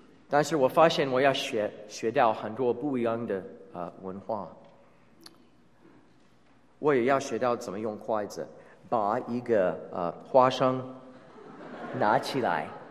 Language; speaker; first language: Chinese; non-native, fluent; English